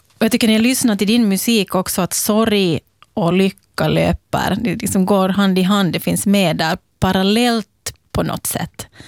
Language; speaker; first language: Swedish; native; Swedish